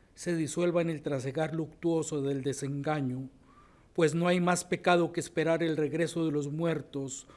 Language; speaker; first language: Spanish; native; Spanish